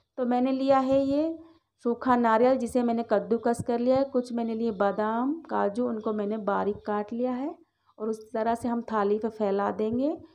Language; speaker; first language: Hindi; native; Hindi